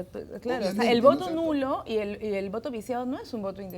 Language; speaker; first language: Spanish; native; Spanish